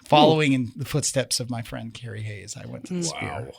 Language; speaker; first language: English; native; English